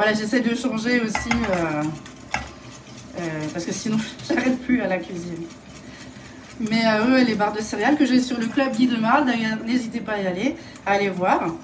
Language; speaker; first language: French; native; French